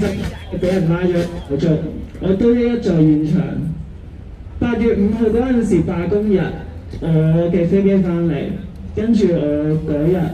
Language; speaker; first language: Cantonese; native; Cantonese